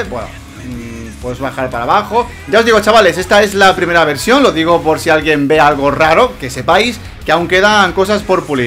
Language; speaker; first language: Spanish; native; Spanish